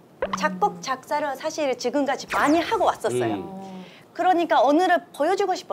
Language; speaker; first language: Korean; non-native, fluent; Japanese